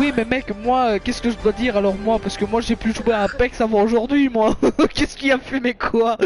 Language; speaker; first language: French; native; French